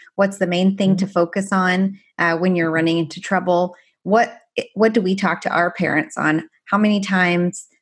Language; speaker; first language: English; non-native, fluent; Persian